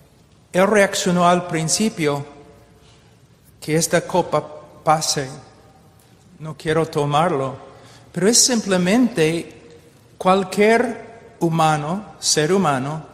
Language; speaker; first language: Spanish; non-native, fluent; English